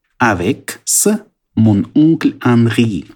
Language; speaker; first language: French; non-native, learner; Russian